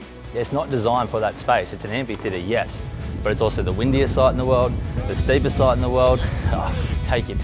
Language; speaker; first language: English; native; English